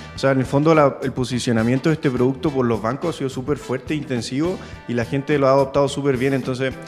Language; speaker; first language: Spanish; native; Spanish